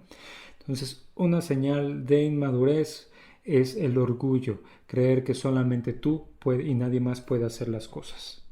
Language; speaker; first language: Spanish; native; Spanish